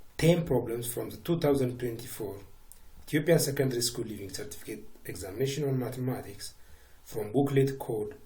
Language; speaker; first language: English; non-native, local second language; Amharic